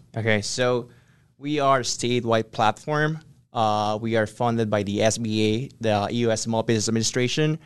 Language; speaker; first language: English; non-native, fluent; Spanish